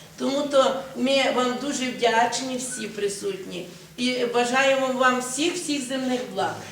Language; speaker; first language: Ukrainian; native; Ukrainian